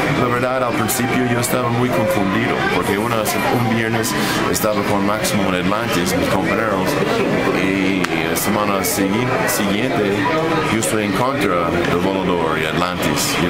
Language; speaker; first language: Spanish; non-native, fluent; English